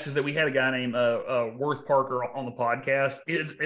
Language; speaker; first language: English; native; English